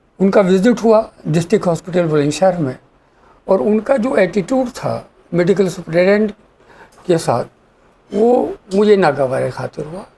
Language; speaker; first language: Urdu; native; Urdu